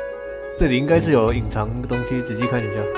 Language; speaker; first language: Chinese; native; Chinese